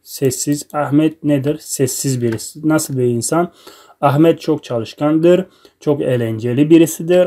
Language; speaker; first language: Turkish; non-native, learner; Tajik